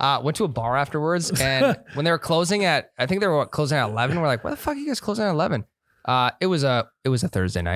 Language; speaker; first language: English; native; English